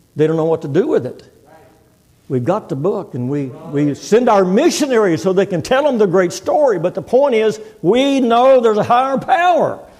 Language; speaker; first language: English; native; English